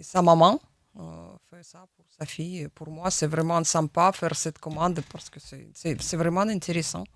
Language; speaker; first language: French; non-native, learner; Russian